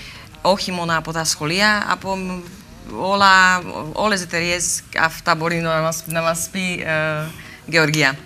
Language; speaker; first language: Greek; non-native, learner; Slovak